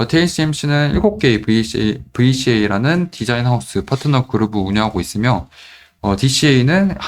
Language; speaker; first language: Korean; native; Korean